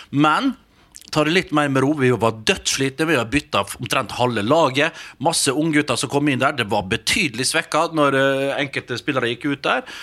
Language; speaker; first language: Norwegian; native; Norwegian